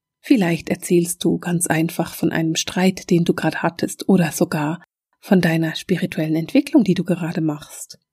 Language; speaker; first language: German; native; German